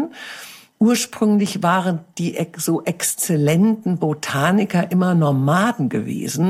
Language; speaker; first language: German; native; German